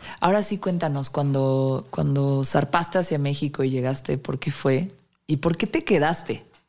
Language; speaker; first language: Spanish; native; Spanish